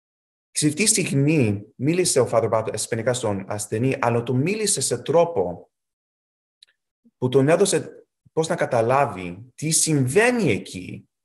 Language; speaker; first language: Greek; early bilingual, heritage; Greek